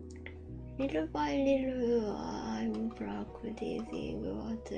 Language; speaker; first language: English; non-native, learner; Japanese